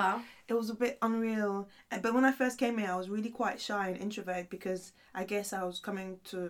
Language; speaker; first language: English; early bilingual, other home language; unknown